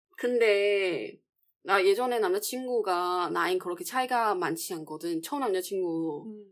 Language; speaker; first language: Korean; non-native, fluent; Chinese